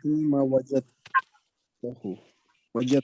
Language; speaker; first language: Arabic; non-native, learner; Urdu